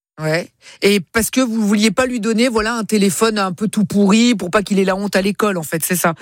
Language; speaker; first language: French; native; French